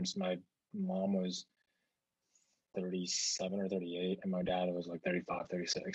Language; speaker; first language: English; early bilingual, other home language; Chinese